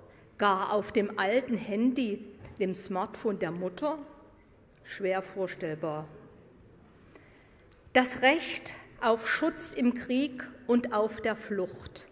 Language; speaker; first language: German; native; German